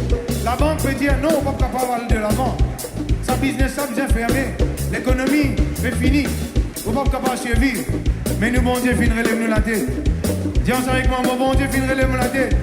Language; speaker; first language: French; non-native, local second language; Morisyen